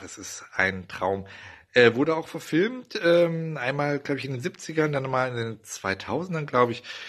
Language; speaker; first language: German; native; German